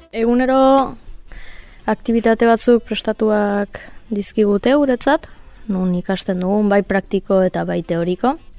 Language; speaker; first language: Basque; non-native, local second language; Spanish